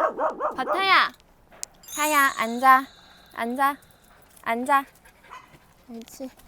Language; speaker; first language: Korean; non-native, fluent; Chinese